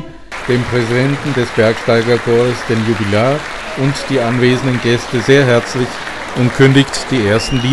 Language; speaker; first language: German; native; German